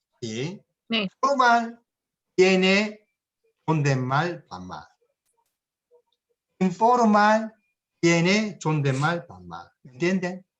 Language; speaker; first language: Spanish; non-native, learner; Korean